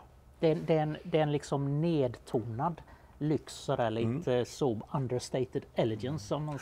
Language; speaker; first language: Swedish; native; Swedish